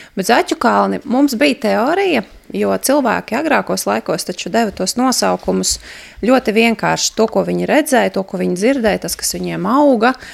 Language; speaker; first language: Latvian; native; Latvian